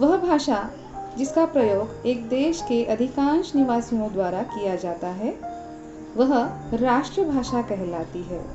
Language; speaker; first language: Hindi; non-native, local second language; Marathi